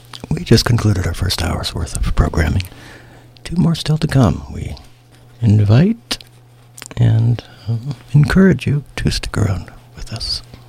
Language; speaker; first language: English; native; English